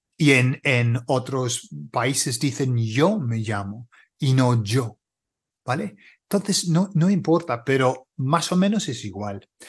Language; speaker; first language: Spanish; non-native, fluent; English